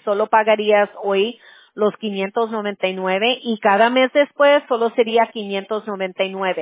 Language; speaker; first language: Spanish; early bilingual, heritage; Spanish